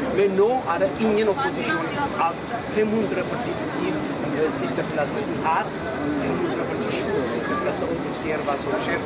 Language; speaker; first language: Norwegian; non-native, learner; Amharic